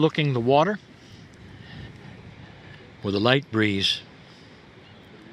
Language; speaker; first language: English; native; English